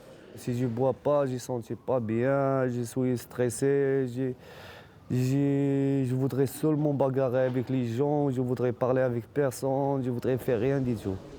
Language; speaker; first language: French; non-native, learner; Arabic